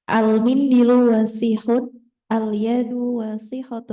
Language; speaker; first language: Arabic; non-native, learner; Indonesian